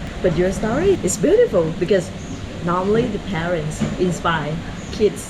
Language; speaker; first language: English; non-native, learner; Thai